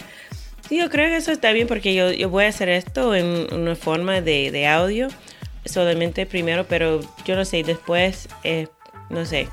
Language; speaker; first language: Spanish; non-native, fluent; English